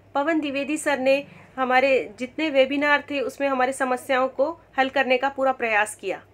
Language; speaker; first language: Hindi; native; Hindi